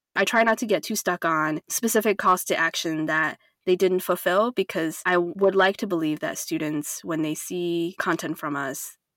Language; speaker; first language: English; non-native, fluent; Chinese